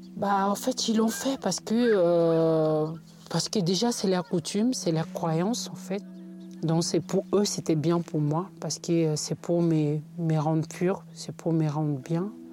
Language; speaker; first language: French; non-native, local second language; Bambara